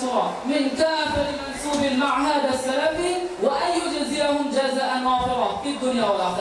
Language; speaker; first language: Arabic; non-native, learner; Bangla